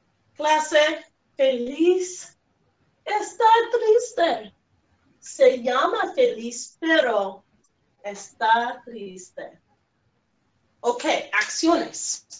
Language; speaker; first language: Spanish; non-native, fluent; English